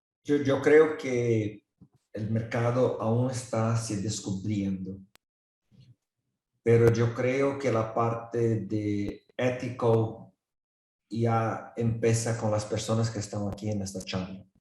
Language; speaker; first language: Spanish; non-native, fluent; Portuguese